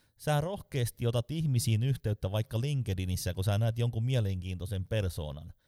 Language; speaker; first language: Finnish; native; Finnish